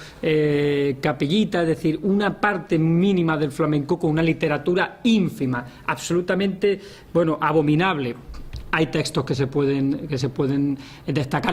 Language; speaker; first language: Spanish; native; Spanish